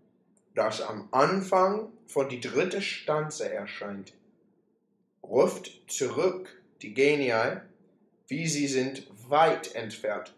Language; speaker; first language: German; non-native, learner; English